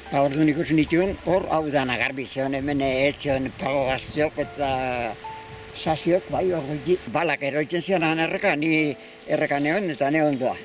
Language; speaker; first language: Basque; native; Basque